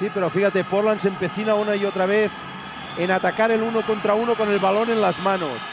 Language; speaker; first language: Spanish; native; Spanish